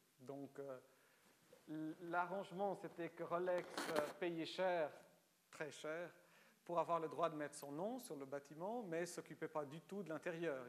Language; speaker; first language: French; early bilingual, other home language; Romanian